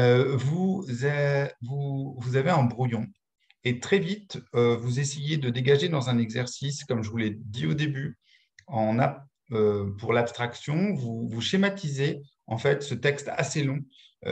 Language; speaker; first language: French; native; French